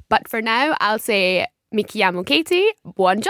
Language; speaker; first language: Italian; non-native, learner; English